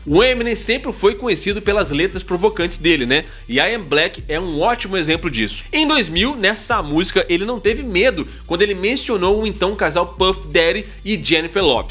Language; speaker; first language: Portuguese; native; Portuguese